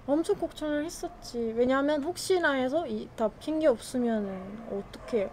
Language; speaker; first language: Korean; non-native, fluent; Italian